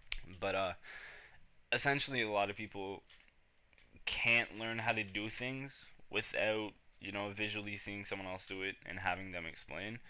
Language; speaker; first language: English; native; English